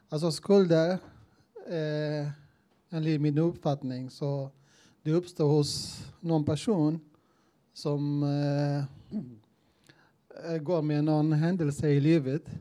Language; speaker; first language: Swedish; non-native, learner; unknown